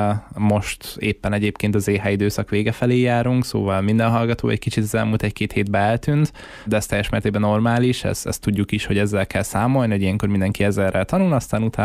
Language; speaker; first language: Hungarian; native; Hungarian